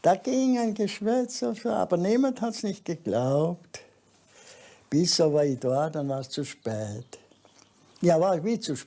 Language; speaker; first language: German; early bilingual, heritage; German